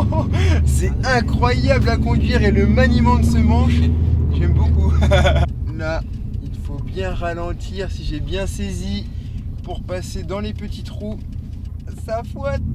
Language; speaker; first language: French; native; French